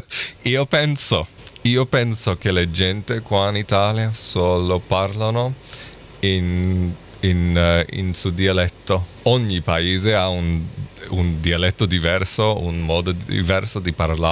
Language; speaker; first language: Italian; non-native, learner; English